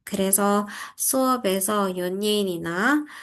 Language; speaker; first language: Korean; non-native, fluent; Indonesian